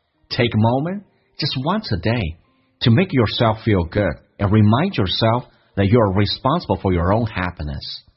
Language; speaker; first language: English; non-native, fluent; Chinese